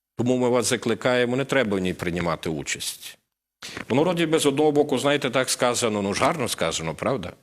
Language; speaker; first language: Ukrainian; native; Ukrainian